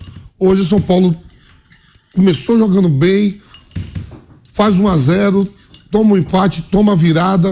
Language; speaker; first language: Portuguese; native; Portuguese